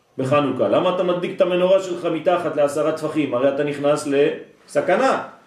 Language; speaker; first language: Hebrew; non-native, fluent; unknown